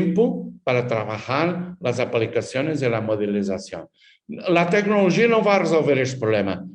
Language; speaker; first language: Spanish; non-native, fluent; Portuguese